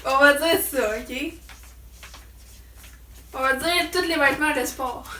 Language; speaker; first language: French; native; French